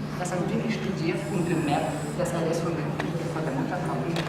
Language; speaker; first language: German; non-native, learner; Kabyle